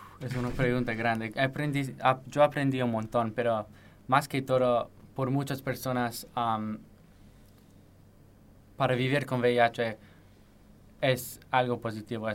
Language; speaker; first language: Spanish; non-native, fluent; English